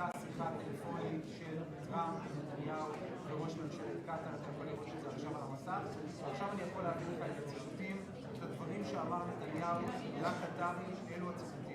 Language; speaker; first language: Hebrew; native; Hebrew